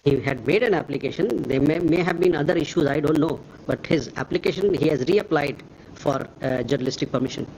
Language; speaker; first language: English; non-native, local second language; Hindi